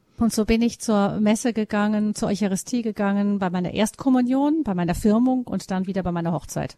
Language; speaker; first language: German; native; German